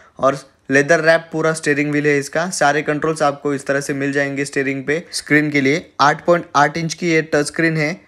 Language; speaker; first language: Hindi; native; Hindi